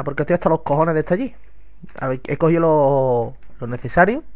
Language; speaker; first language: Spanish; native; Spanish